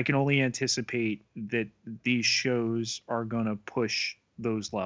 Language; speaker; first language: English; native; English